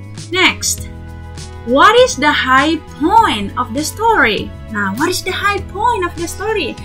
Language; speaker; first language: English; non-native, fluent; Indonesian